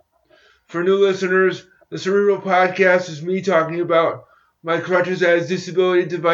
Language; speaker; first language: English; native; English